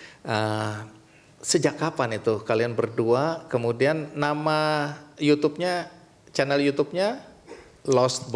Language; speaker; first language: Indonesian; native; Indonesian